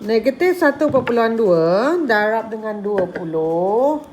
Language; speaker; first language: Malay; native; Malay